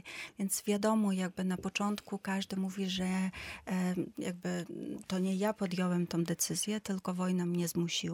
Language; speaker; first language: Polish; non-native, fluent; Ukrainian